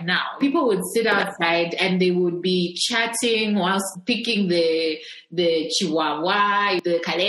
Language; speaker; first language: English; non-native, local second language; Bemba